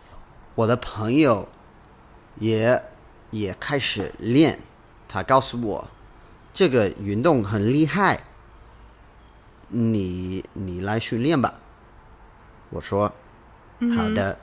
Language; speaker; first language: Chinese; non-native, learner; English